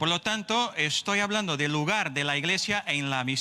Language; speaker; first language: Spanish; non-native, fluent; Portuguese